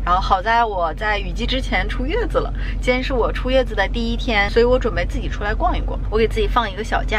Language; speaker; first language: Chinese; native; Chinese